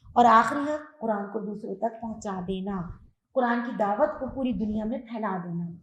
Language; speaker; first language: Urdu; native; Urdu